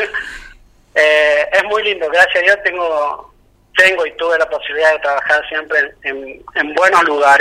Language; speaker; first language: Spanish; native; Spanish